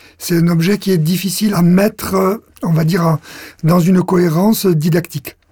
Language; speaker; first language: French; native; French